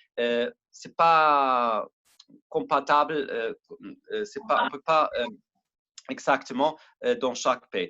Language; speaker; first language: French; non-native, learner; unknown